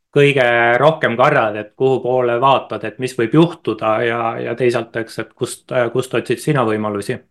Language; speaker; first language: Estonian; native; Estonian